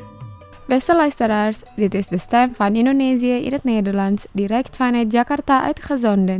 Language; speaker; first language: Dutch; non-native, fluent; Indonesian